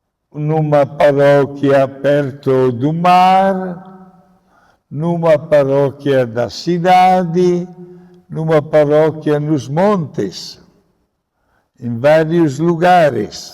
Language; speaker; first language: Portuguese; non-native, fluent; Italian